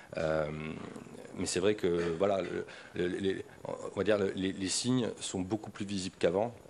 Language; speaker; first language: French; native; French